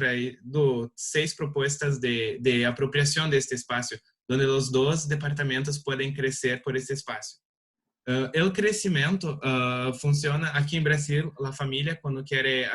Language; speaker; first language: Spanish; non-native, learner; Portuguese